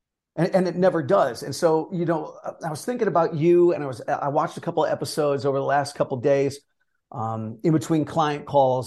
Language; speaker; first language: English; native; English